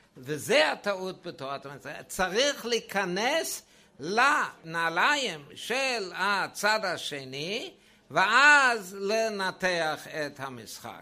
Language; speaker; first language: Hebrew; non-native, fluent; German